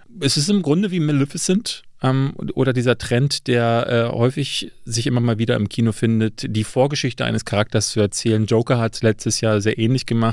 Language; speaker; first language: German; native; German